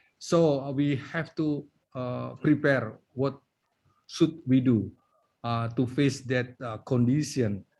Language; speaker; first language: English; non-native, learner; Indonesian